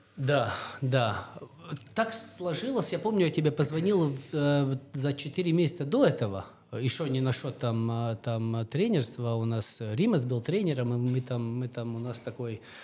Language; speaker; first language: Russian; non-native, local second language; Latvian